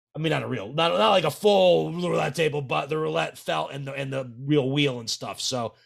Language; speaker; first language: English; native; English